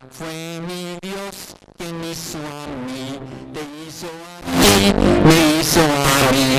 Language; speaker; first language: Spanish; non-native, fluent; English